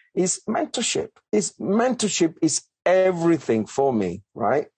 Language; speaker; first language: English; non-native, fluent; Spanish